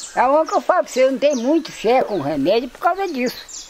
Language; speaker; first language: Portuguese; native; Portuguese